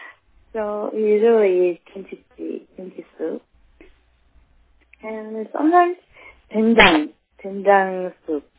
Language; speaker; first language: English; non-native, learner; Korean